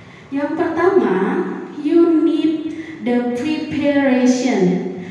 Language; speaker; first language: English; non-native, fluent; Indonesian